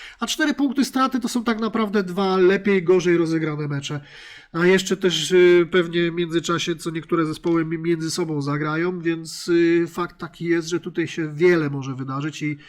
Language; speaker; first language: Polish; native; Polish